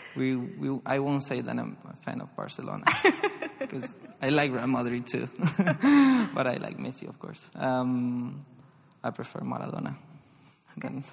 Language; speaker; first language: English; non-native, fluent; Spanish